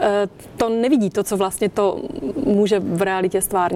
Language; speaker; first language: Czech; native; Czech